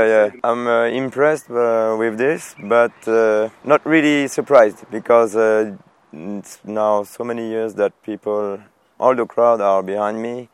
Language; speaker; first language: English; non-native, fluent; French